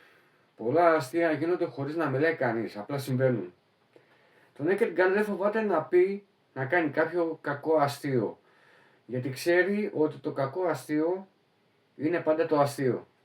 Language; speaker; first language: Greek; native; Greek